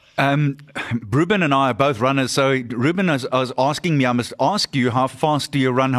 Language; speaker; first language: English; non-native, local second language; Afrikaans